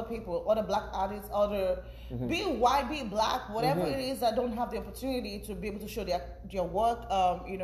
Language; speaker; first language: English; non-native, local second language; Yoruba